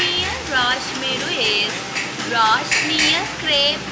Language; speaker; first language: Russian; non-native, learner; Sinhala